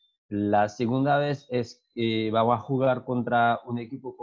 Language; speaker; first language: Spanish; non-native, learner; French